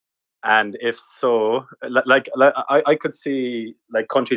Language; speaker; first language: English; native; English